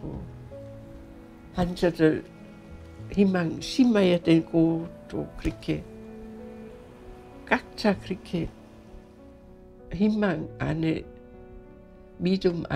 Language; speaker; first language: Korean; non-native, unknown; German